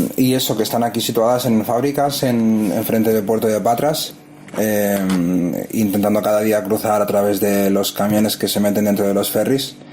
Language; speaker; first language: Spanish; native; Spanish